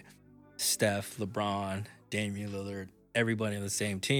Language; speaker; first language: English; native; English